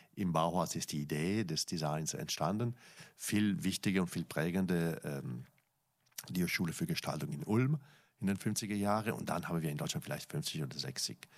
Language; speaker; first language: German; non-native, fluent; Italian